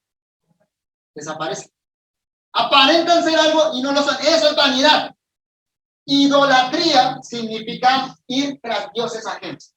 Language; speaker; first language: Spanish; native; Spanish